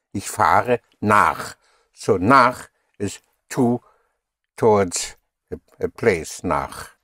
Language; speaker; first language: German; non-native, fluent; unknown